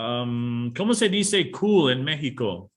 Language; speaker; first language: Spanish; non-native, fluent; English